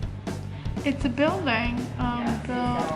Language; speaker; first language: English; native; English